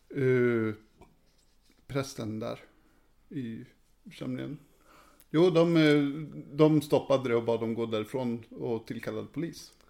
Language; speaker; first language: Swedish; native; Swedish